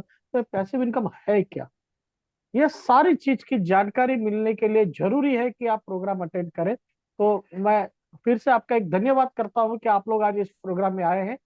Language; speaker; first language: Hindi; native; Hindi